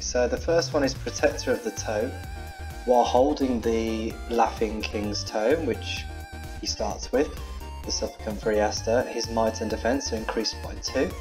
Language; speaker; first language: English; native; English